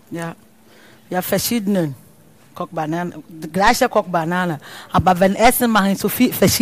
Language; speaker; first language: German; non-native, learner; Akan